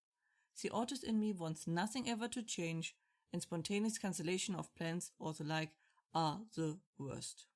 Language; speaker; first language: English; non-native, fluent; German